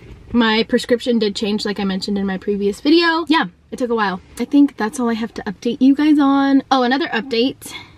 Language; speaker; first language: English; early bilingual, other home language; Spanish